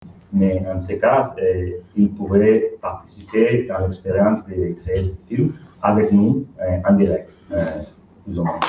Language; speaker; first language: French; non-native, learner; Spanish